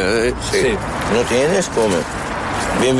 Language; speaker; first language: Spanish; non-native, learner; Arabic